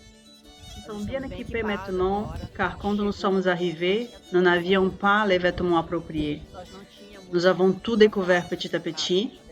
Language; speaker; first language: French; non-native, fluent; Portuguese